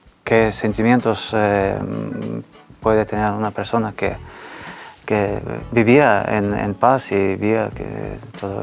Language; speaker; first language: Spanish; non-native, fluent; Ukrainian